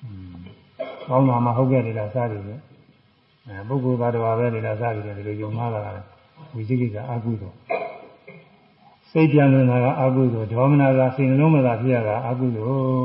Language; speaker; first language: Burmese; native; Burmese